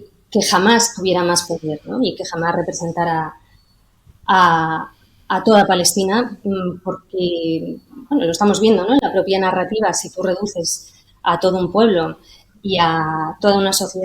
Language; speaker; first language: Spanish; native; Spanish